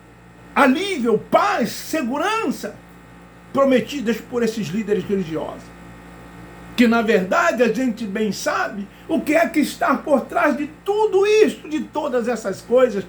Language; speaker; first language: Portuguese; native; Portuguese